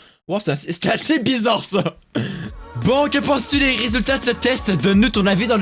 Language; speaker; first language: French; native; French